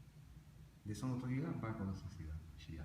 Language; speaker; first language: Japanese; non-native, learner; Portuguese